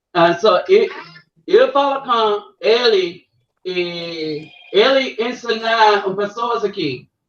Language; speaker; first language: Portuguese; non-native, learner; English